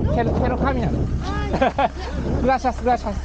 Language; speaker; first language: Spanish; non-native, learner; Japanese